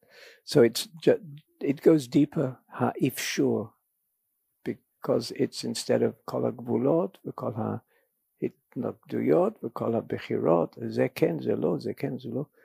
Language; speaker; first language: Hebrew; non-native, fluent; English